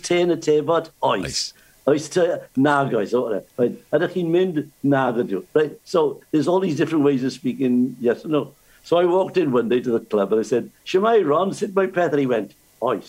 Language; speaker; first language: English; native; English